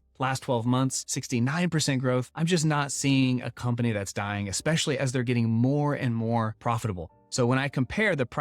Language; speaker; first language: English; native; English